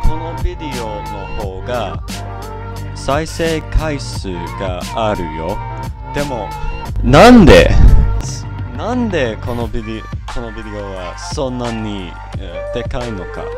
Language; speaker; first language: Japanese; non-native, learner; English